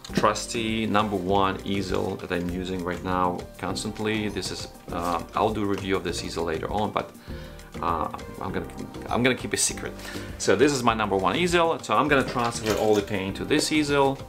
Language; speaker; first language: English; non-native, fluent; Ukrainian